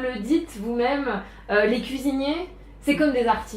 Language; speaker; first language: French; native; French